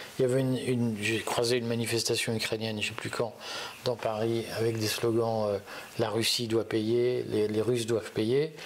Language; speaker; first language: French; native; French